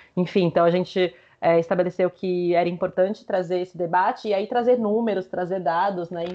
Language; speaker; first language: Portuguese; early bilingual, other home language; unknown